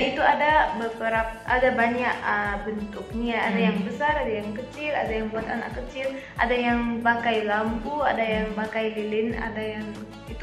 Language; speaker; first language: Indonesian; non-native, fluent; Arabic